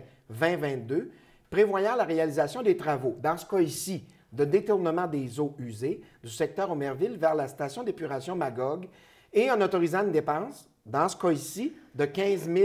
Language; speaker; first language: French; native; French